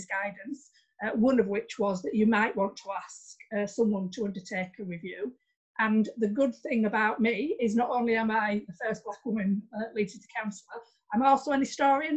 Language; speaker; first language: English; native; English